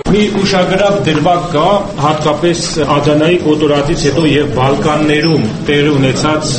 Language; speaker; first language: Armenian; native; Armenian